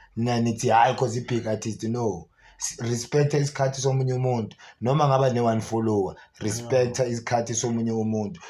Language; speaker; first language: Zulu; native; Zulu